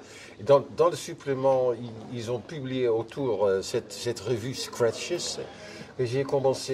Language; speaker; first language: French; non-native, fluent; Dutch